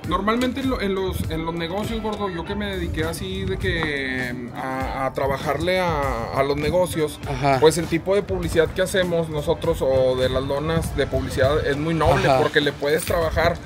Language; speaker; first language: Spanish; native; Spanish